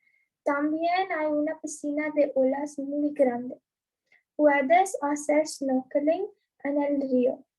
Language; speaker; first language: Spanish; non-native, learner; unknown